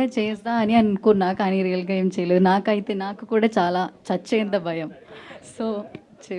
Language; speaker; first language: Telugu; non-native, learner; Malayalam